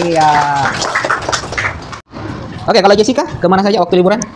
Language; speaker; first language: Indonesian; native; Indonesian